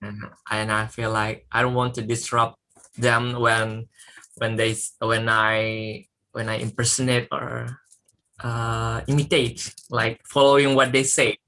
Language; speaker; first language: English; non-native, learner; Indonesian